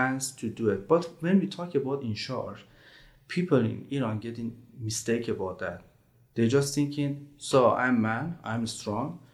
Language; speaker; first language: English; non-native, learner; Persian